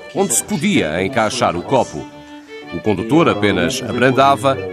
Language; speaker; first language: Portuguese; non-native, fluent; French